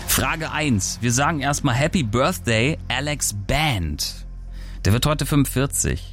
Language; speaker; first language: German; native; German